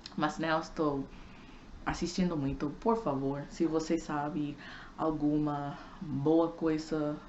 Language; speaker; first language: Portuguese; non-native, fluent; English